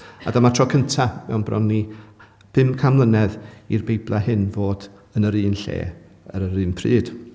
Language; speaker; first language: Welsh; native; Welsh